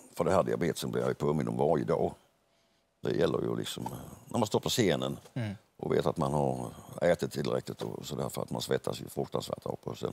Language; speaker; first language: Swedish; native; Swedish